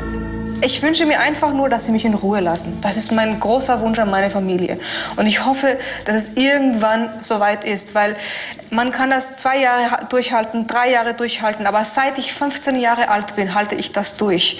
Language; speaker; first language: German; early bilingual, other home language; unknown